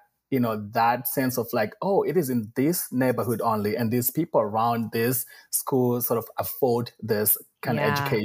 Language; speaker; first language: English; non-native, local second language; Shona